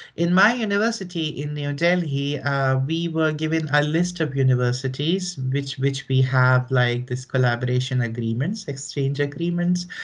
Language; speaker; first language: English; non-native, local second language; Hindi